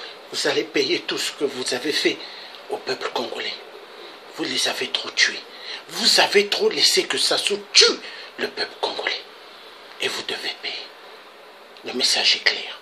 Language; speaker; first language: French; non-native, local second language; Kongo